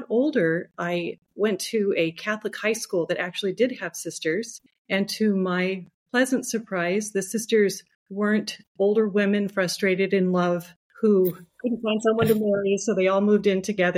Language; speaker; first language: English; native; English